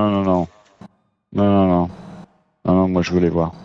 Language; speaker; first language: French; native; French